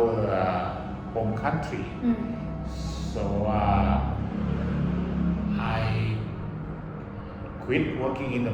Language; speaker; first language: English; early bilingual, other home language; Thai